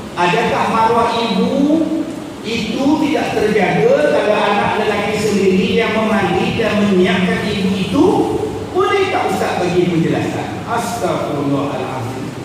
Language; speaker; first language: Malay; native; Malay